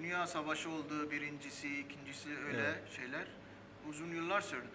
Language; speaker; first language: Turkish; early bilingual, heritage; Armenian